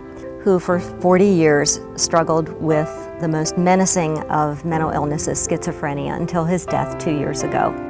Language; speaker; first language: English; native; English